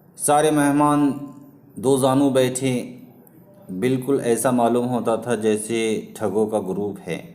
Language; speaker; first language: Urdu; native; Urdu